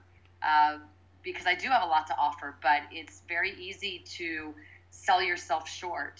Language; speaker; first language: English; native; English